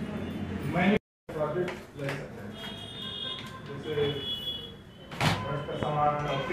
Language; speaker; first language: Hindi; non-native, learner; English